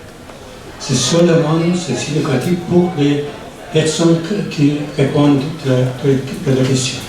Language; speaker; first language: French; non-native, learner; Persian